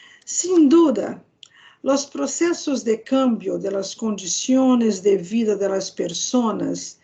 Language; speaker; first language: Spanish; non-native, fluent; Portuguese